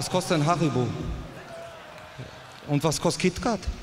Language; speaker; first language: German; native; German